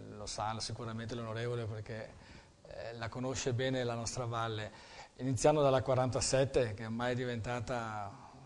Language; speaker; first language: Italian; native; Italian